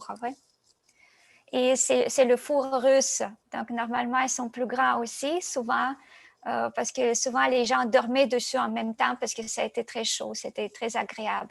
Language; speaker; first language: French; non-native, fluent; Russian